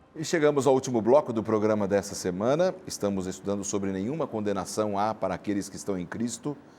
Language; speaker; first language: Portuguese; native; Portuguese